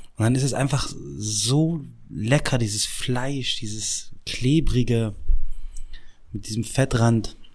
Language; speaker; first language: German; early bilingual, other home language; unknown